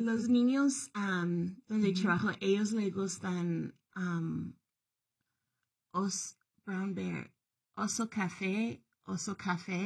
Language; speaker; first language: Spanish; early bilingual, heritage; Spanish